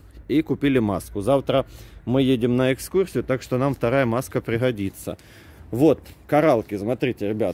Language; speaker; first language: Russian; native; Russian